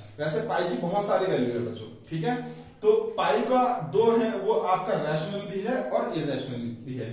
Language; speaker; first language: Hindi; native; Hindi